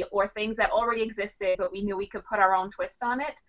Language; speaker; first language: English; native; English